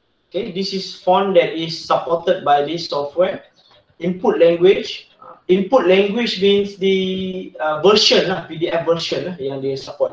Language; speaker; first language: English; non-native, local second language; Malay